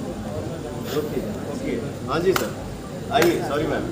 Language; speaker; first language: Hindi; non-native, local second language; Bhojpuri